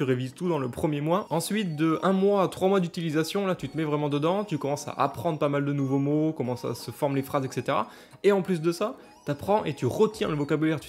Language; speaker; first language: French; native; French